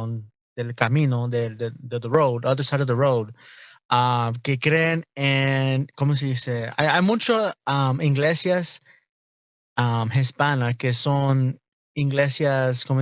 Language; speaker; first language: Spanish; non-native, learner; English